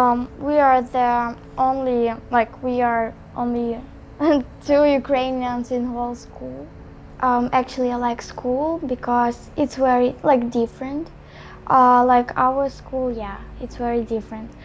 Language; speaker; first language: English; non-native, learner; Ukrainian